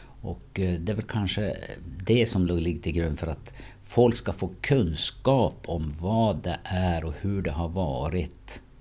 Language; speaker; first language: Swedish; native; Swedish